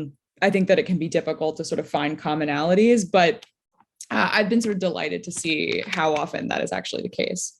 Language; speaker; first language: English; native; English